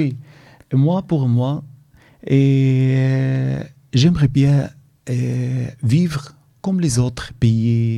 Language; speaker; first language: French; non-native, learner; Arabic